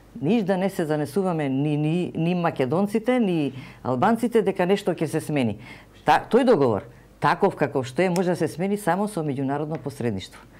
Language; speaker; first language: Macedonian; non-native, local second language; Serbian